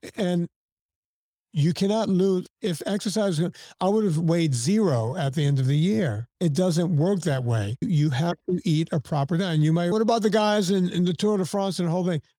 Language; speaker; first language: English; native; English